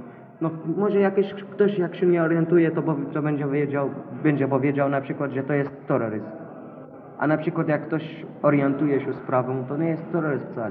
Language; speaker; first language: Polish; non-native, learner; Arabic